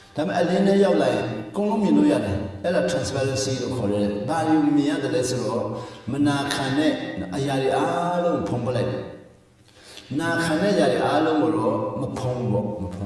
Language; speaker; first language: Burmese; non-native, local second language; Hakha Chin